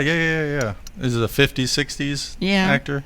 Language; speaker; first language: English; native; English